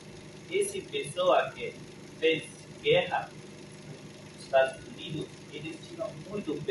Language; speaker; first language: Portuguese; non-native, learner; Persian